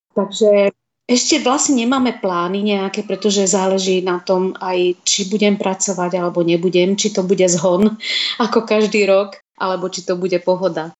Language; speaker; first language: Slovak; native; Slovak